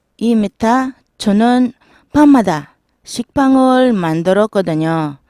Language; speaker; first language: Korean; non-native, learner; Filipino